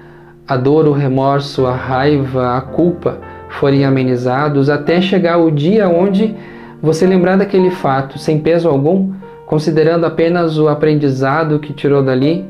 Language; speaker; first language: Portuguese; native; Portuguese